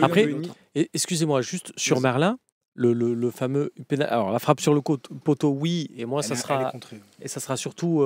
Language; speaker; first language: French; native; French